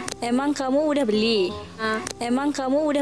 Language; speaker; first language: Indonesian; non-native, learner; Malay